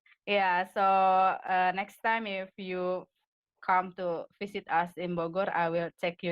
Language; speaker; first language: English; non-native, fluent; Indonesian